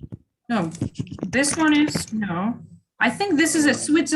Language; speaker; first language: English; non-native, fluent; Kyrgyz